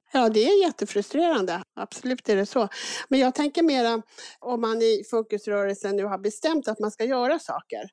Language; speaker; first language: Swedish; native; Swedish